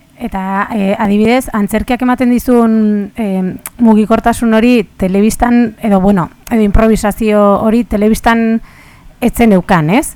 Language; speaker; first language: Basque; native; Basque